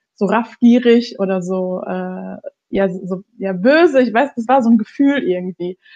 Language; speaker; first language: German; native; German